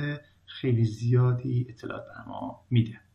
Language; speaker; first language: Persian; native; Persian